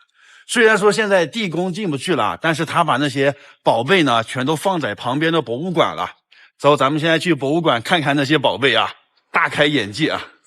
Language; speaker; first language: Chinese; native; Chinese